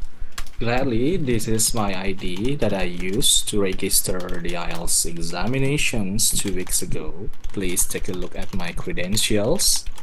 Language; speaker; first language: English; non-native, learner; Indonesian